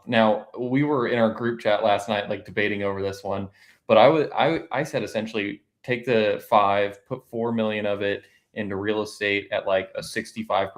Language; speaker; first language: English; native; English